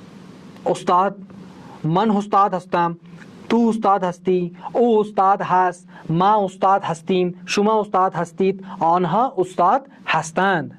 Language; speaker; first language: Persian; non-native, fluent; Urdu